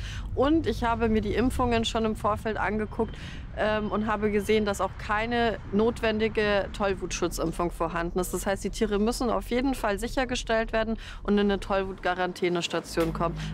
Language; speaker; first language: German; native; German